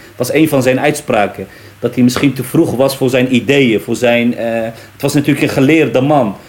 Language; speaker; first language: Dutch; early bilingual, other home language; Riffian